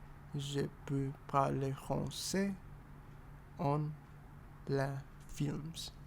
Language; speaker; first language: French; non-native, learner; English